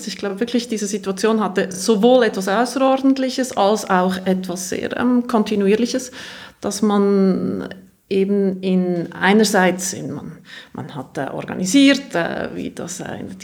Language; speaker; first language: German; native; German